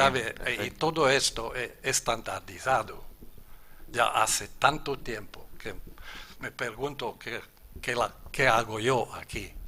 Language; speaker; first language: Spanish; non-native, fluent; German